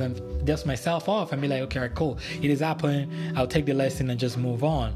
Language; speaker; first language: English; non-native, local second language; Yoruba